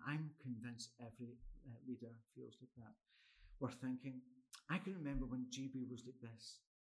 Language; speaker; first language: English; native; English